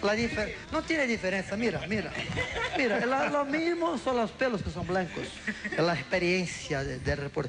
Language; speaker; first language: Spanish; non-native, learner; Portuguese